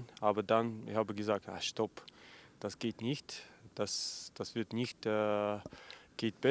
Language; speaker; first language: German; non-native, learner; Russian